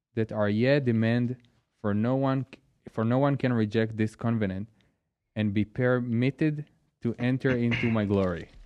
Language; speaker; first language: English; non-native, fluent; Hebrew